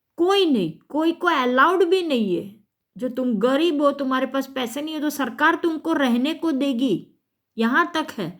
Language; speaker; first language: Hindi; non-native, local second language; Gujarati